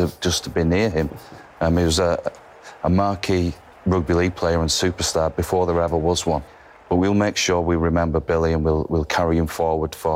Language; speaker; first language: English; native; English